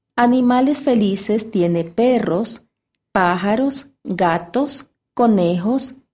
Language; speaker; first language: Spanish; native; Spanish